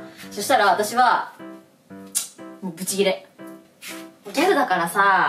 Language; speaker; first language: Japanese; native; Japanese